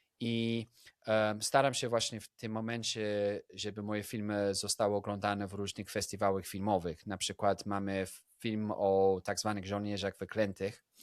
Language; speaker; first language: Polish; non-native, fluent; English